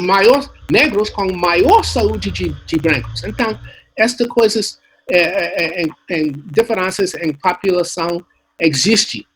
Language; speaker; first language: Portuguese; non-native, learner; English